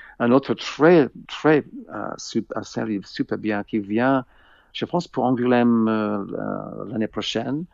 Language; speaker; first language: French; non-native, fluent; English